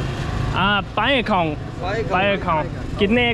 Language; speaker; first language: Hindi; non-native, fluent; English